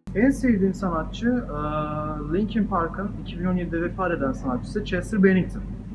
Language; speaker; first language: Turkish; native; Turkish